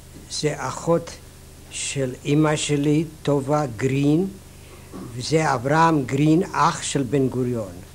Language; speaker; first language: Hebrew; non-native, fluent; Yiddish